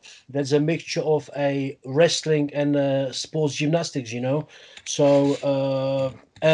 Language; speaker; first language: English; non-native, fluent; Czech